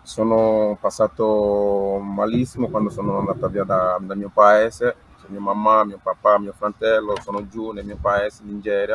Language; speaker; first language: Italian; non-native, learner; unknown